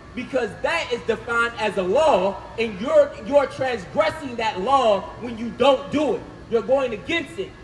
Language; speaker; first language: English; native; English